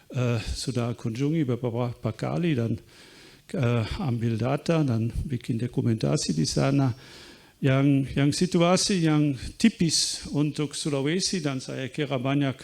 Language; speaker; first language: Indonesian; non-native, fluent; German